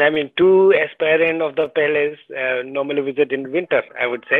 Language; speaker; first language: English; non-native, local second language; Ladakhi